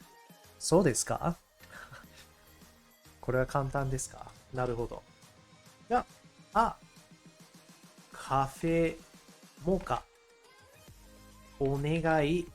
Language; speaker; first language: Japanese; non-native, learner; English